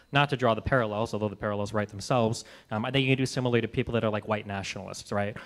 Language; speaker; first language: English; native; English